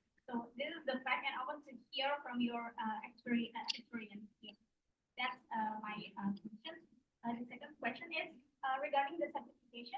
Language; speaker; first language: English; non-native, learner; Indonesian